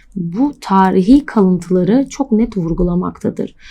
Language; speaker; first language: Turkish; native; Turkish